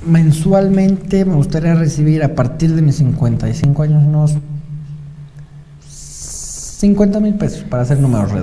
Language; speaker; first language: Spanish; native; Spanish